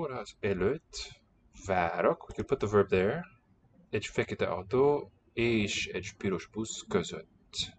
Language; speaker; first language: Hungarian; non-native, learner; English